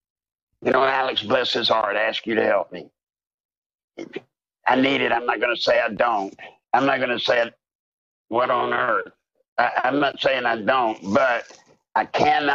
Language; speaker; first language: English; native; English